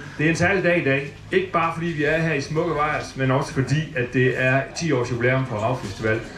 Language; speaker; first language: Danish; native; Danish